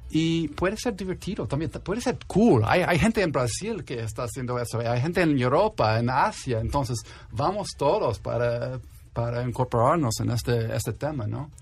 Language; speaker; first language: Spanish; non-native, fluent; English